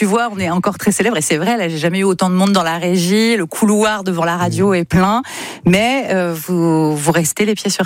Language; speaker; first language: French; native; French